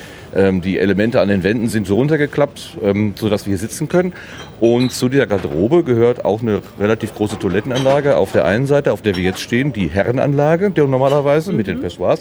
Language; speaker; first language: German; native; German